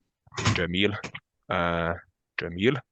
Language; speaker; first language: Arabic; non-native, fluent; Bosnian